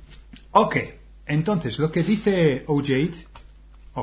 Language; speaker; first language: Spanish; non-native, fluent; English